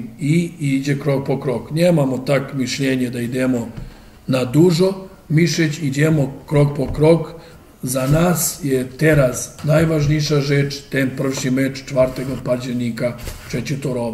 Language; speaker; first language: Polish; non-native, learner; Serbian